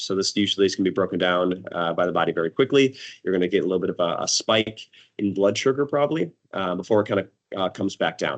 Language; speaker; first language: English; native; English